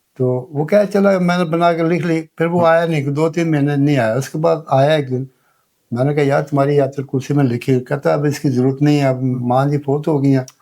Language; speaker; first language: Urdu; non-native, local second language; Punjabi